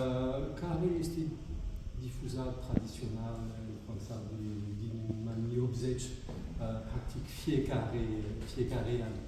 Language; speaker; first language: Romanian; non-native, fluent; French